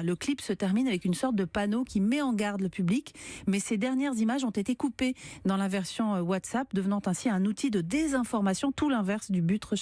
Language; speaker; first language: French; native; French